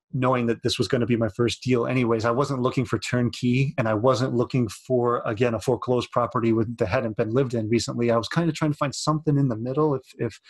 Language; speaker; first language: English; native; English